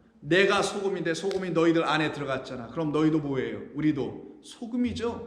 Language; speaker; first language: Korean; native; Korean